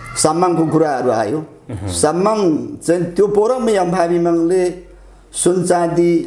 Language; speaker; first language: Nepali; non-native, local second language; Limbu